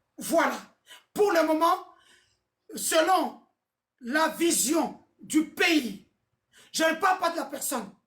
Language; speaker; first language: French; non-native, local second language; Lingala